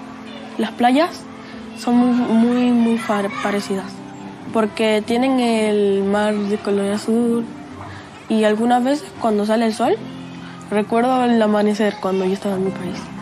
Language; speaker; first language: Spanish; early bilingual, other home language; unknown